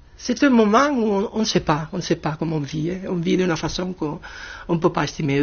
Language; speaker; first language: French; non-native, fluent; Spanish